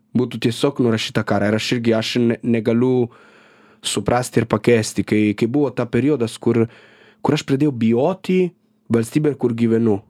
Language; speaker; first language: Lithuanian; non-native, fluent; Italian